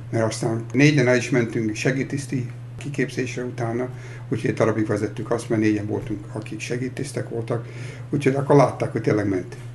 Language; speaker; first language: Hungarian; early bilingual, heritage; Hungarian